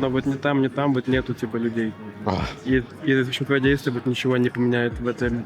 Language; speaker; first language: Russian; native; Russian